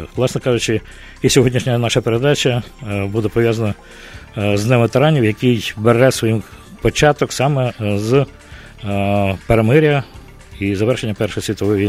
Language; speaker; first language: Ukrainian; native; Ukrainian